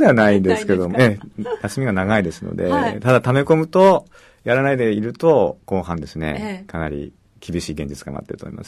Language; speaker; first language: Japanese; native; Japanese